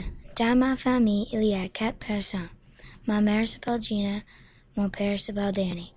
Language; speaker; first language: French; non-native, learner; English